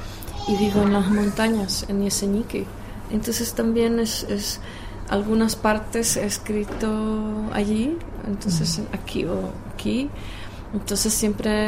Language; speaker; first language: Spanish; non-native, fluent; Czech